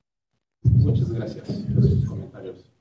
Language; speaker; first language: Spanish; early bilingual, heritage; Spanish